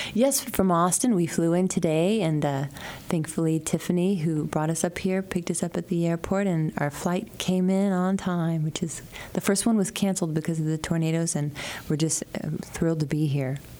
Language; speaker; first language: English; early bilingual, other home language; Spanish